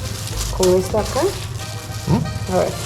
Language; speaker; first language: Spanish; native; Spanish